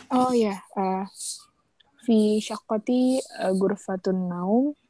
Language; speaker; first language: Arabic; non-native, learner; Indonesian